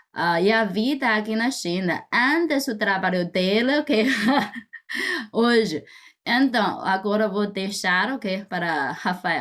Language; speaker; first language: Portuguese; non-native, fluent; Chinese